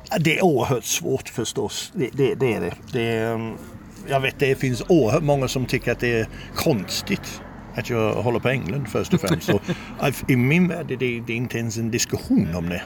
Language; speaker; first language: Swedish; non-native, fluent; English